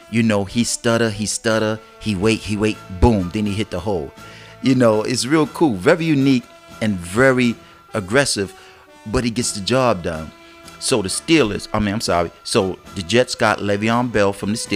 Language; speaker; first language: English; native; English